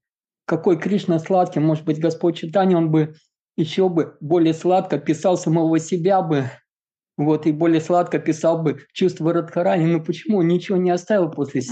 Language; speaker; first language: Russian; native; Russian